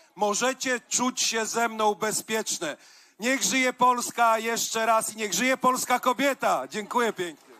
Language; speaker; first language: Polish; native; Polish